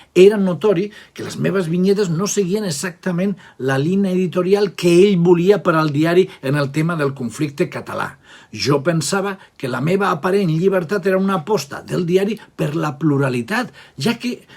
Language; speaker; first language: Catalan; non-native, local second language; Spanish